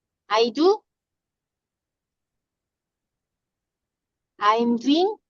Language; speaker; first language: English; non-native, learner; Korean